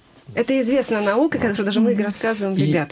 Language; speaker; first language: Russian; native; Russian